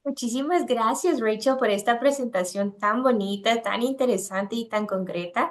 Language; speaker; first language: Spanish; native; Spanish